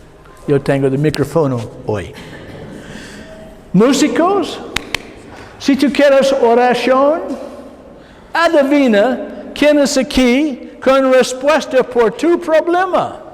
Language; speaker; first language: Spanish; non-native, learner; English